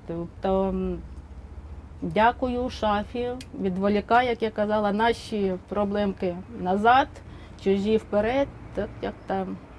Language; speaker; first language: Ukrainian; non-native, local second language; Russian